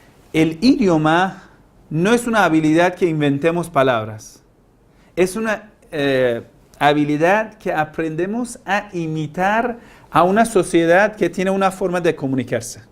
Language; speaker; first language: Spanish; non-native, fluent; Persian